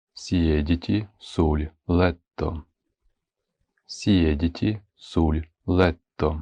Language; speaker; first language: Italian; non-native, fluent; Ukrainian